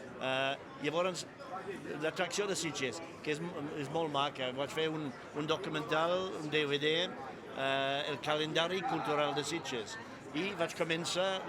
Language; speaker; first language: Catalan; non-native, fluent; English